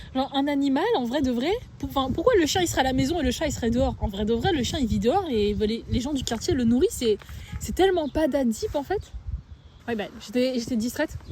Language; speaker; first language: French; native; French